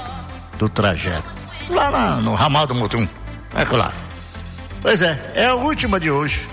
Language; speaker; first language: Portuguese; native; Portuguese